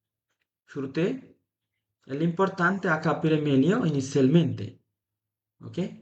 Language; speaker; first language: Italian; non-native, fluent; Bangla